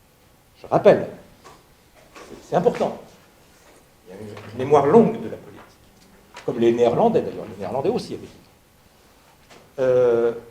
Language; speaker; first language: French; native; French